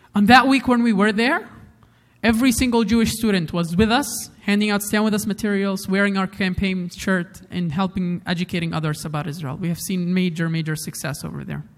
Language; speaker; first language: English; non-native, fluent; Arabic